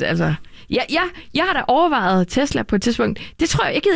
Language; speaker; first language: Danish; native; Danish